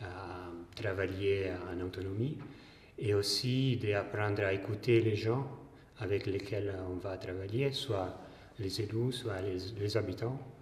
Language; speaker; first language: French; non-native, fluent; Italian